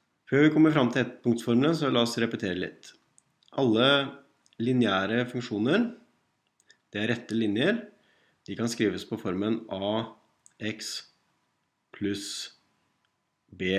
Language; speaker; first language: Norwegian; native; Norwegian